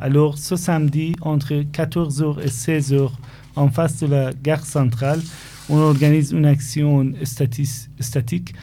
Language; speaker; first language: French; non-native, fluent; Persian